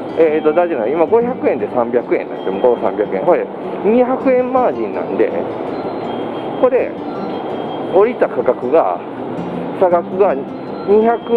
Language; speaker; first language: Japanese; native; Japanese